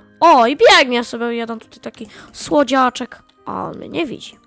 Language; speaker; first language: Polish; native; Polish